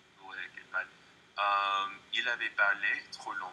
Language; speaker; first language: French; non-native, learner; English